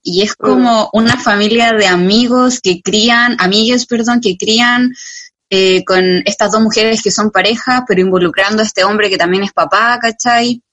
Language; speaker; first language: Spanish; native; Spanish